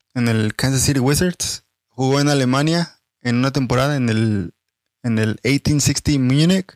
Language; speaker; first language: Spanish; native; Spanish